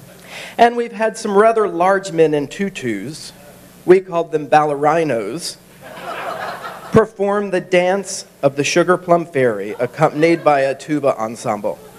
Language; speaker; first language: English; native; English